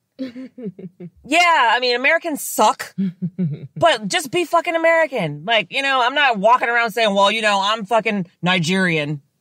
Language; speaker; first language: English; native; English